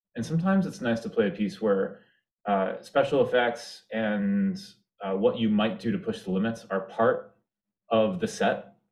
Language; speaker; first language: English; native; English